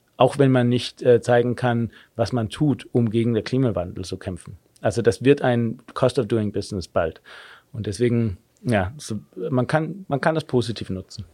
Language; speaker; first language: German; non-native, fluent; Danish